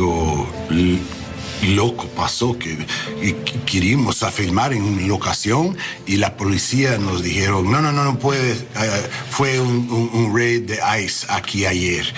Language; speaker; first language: Spanish; non-native, learner; English